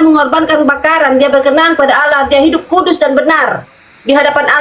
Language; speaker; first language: Indonesian; native; Indonesian